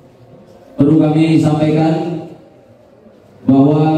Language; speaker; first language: Indonesian; native; Indonesian